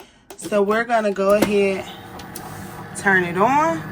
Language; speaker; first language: English; native; English